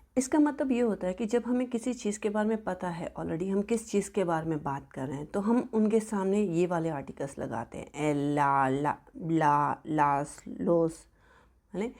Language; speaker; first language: Hindi; native; Hindi